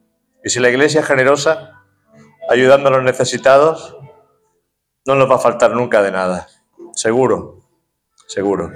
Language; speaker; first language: Spanish; native; Spanish